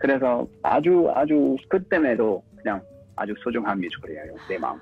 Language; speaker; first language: Korean; early bilingual, heritage; English